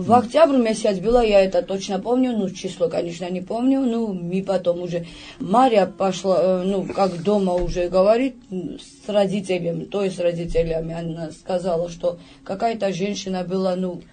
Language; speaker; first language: Russian; non-native, fluent; Georgian